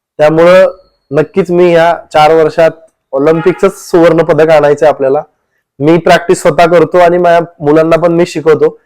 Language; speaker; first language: Marathi; native; Marathi